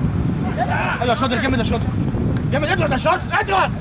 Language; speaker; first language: Arabic; native; Arabic